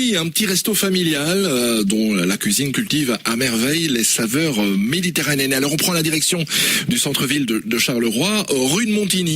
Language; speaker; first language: French; native; French